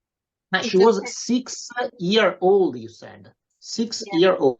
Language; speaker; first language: English; non-native, fluent; Italian